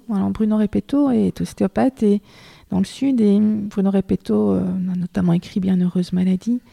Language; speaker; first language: French; native; French